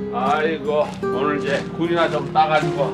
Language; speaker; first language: Korean; native; Korean